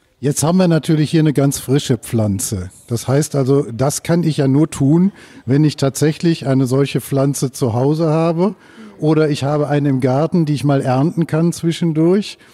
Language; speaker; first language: German; native; German